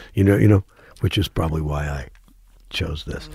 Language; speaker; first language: English; native; English